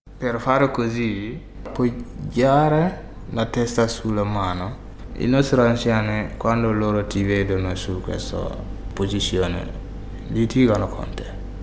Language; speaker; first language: Italian; non-native, learner; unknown